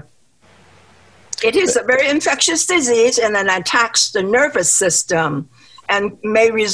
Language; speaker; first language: English; non-native, local second language; Cantonese